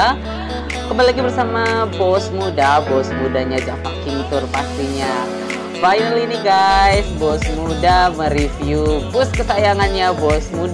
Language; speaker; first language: Indonesian; native; Indonesian